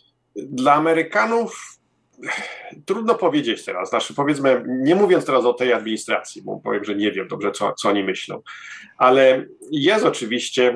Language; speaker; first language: Polish; early bilingual, heritage; Polish